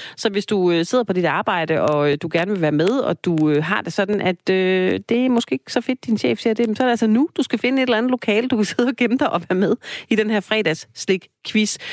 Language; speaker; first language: Danish; native; Danish